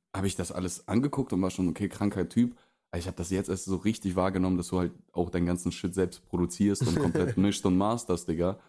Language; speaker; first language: German; early bilingual, other home language; Russian